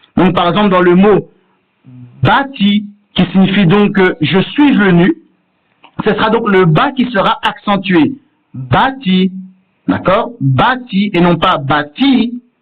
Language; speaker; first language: French; native; French